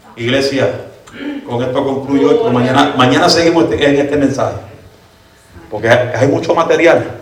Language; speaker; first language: Spanish; early bilingual, heritage; Spanish